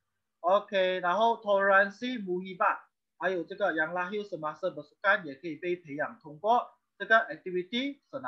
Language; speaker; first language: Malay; non-native, local second language; Chinese